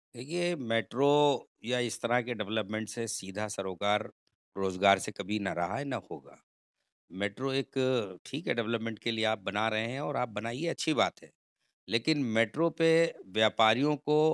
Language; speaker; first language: Hindi; native; Hindi